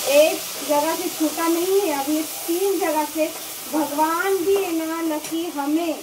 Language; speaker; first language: Hindi; non-native, local second language; Marathi